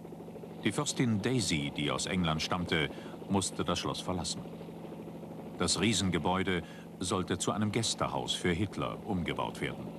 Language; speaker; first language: German; native; German